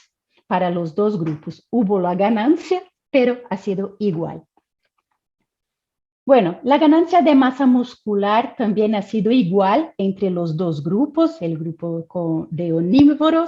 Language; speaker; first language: Spanish; non-native, fluent; Portuguese